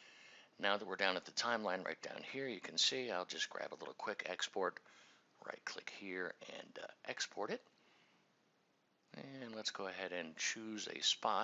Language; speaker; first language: English; native; English